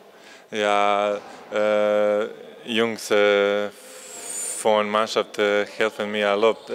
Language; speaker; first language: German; non-native, learner; Croatian